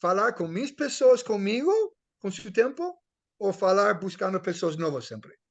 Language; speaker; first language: Portuguese; non-native, learner; English